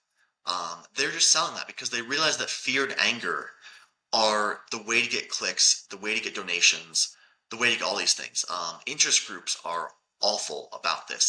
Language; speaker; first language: English; native; English